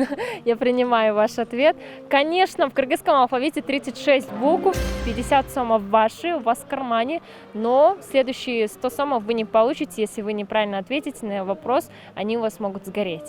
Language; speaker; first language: Russian; native; Russian